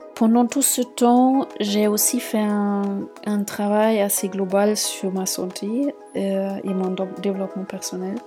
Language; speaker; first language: French; non-native, fluent; German